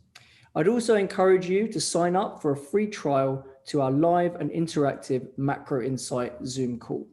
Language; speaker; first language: English; native; English